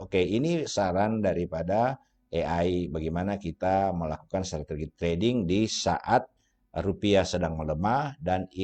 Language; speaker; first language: Indonesian; native; Indonesian